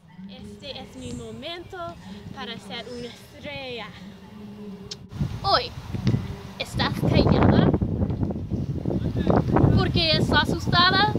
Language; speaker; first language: Spanish; non-native, learner; English